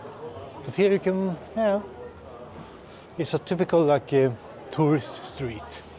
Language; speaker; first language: English; non-native, fluent; Swedish